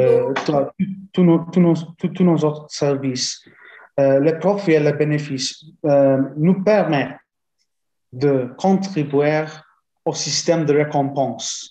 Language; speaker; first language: French; non-native, fluent; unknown